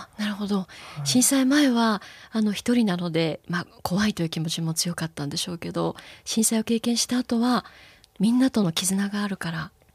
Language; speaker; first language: Japanese; native; Japanese